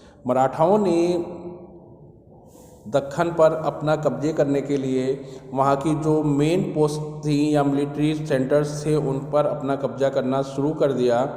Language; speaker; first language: Hindi; native; Hindi